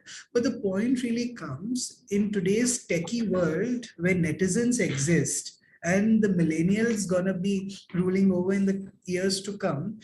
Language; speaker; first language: English; non-native, local second language; Hindi